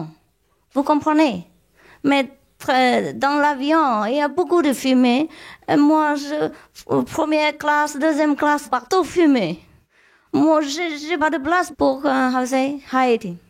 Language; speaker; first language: French; non-native, learner; Chinese